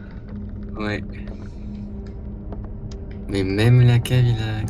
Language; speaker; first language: French; native; French